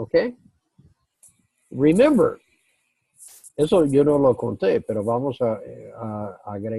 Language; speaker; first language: Spanish; non-native, fluent; English